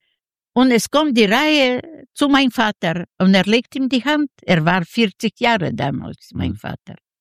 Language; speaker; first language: German; non-native, learner; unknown